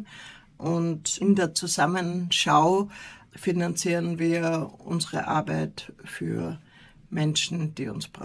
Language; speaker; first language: German; native; German